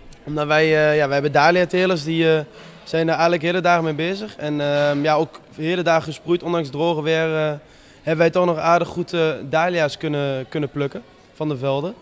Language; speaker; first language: Dutch; native; Dutch